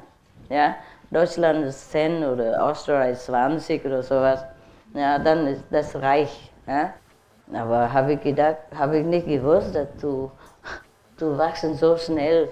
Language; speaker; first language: German; non-native, learner; Vietnamese